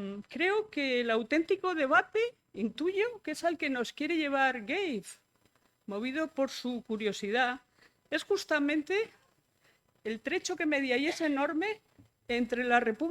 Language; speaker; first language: Spanish; native; Spanish